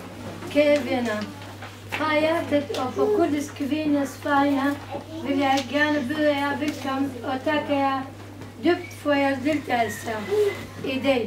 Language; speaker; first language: Danish; non-native, fluent; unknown